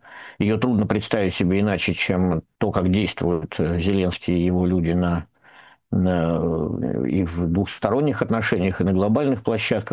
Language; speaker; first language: Russian; native; Russian